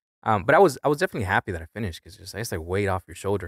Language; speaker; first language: English; early bilingual, other home language; Spanish